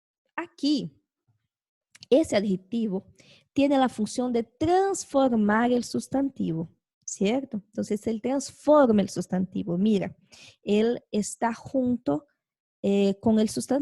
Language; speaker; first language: Spanish; non-native, fluent; Portuguese